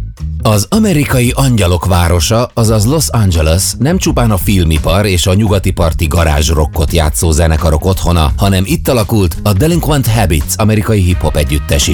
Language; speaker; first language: Hungarian; native; Hungarian